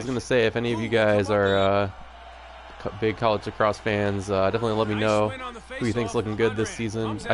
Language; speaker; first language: English; native; English